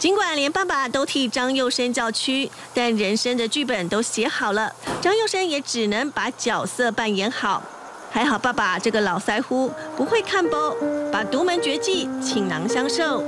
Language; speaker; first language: Chinese; native; Chinese